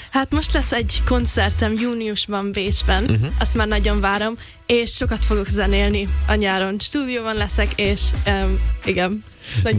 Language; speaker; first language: Hungarian; early bilingual, heritage; Hungarian